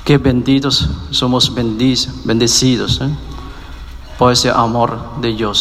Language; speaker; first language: Spanish; non-native, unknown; Vietnamese